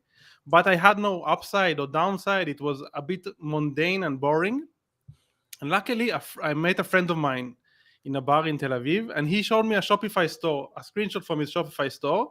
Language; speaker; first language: English; non-native, fluent; Hebrew